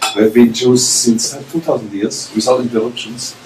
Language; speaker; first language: English; non-native, fluent; German